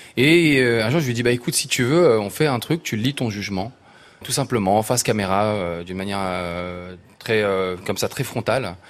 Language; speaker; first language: French; native; French